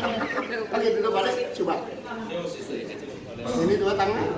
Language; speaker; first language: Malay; non-native, local second language; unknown